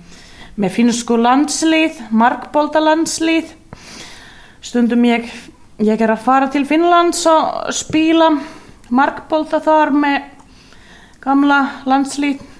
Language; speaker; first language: Icelandic; non-native, learner; Finnish